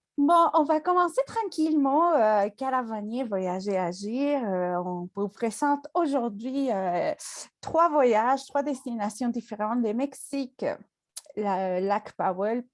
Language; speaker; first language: French; non-native, fluent; Spanish